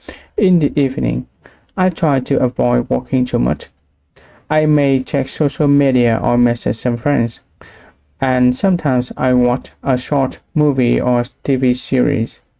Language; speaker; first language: English; non-native, learner; Vietnamese